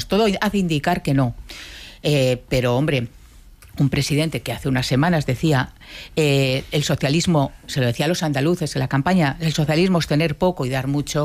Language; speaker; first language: Spanish; native; Spanish